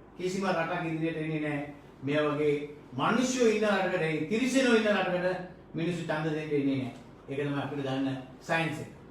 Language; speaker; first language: Sinhala; non-native, local second language; Tamil